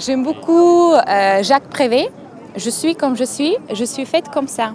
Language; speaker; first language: French; non-native, fluent; Romanian